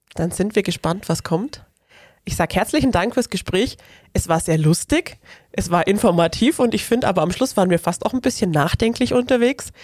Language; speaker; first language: German; native; German